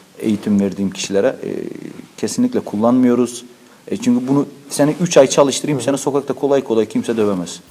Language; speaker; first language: Turkish; early bilingual, heritage; Turkish